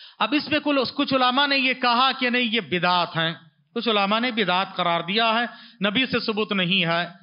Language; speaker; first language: Urdu; native; Urdu